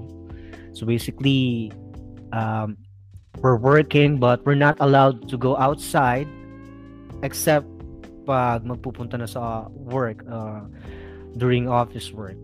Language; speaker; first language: English; non-native, local second language; Filipino